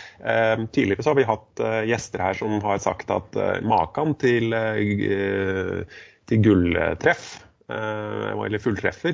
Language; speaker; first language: Norwegian; native; Norwegian